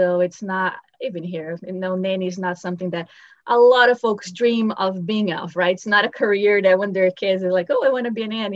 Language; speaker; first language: English; non-native, fluent; Portuguese